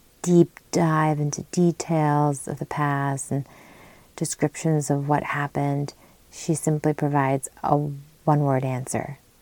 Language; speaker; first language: English; early bilingual, other home language; Korean